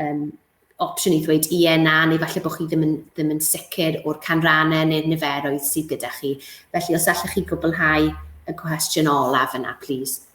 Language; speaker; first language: Welsh; native; Welsh